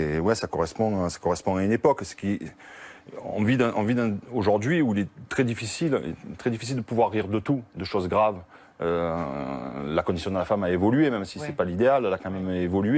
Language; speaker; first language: French; native; French